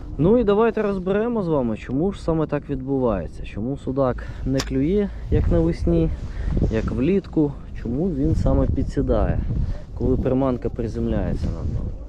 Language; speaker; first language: Ukrainian; non-native, local second language; Russian